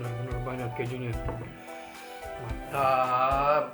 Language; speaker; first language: Indonesian; non-native, fluent; Arabic